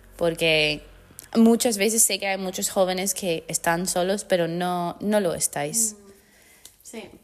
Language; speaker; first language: Spanish; non-native, fluent; English